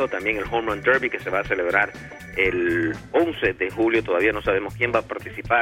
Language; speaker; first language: Spanish; native; Spanish